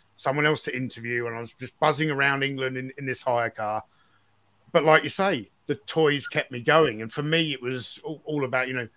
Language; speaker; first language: English; native; English